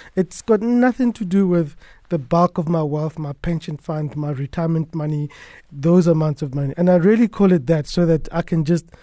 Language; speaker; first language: English; non-native, local second language; Tswana